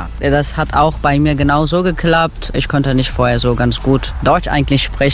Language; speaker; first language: German; non-native, learner; Turkish